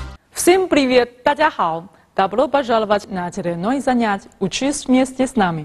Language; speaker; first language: Russian; non-native, fluent; Chinese